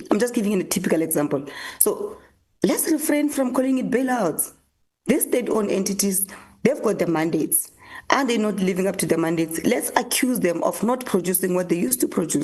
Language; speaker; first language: English; non-native, local second language; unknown